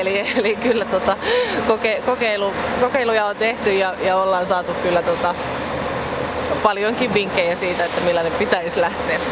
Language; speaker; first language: Finnish; native; Finnish